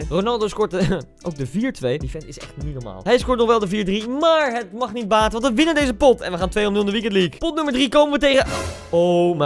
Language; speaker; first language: Dutch; native; Dutch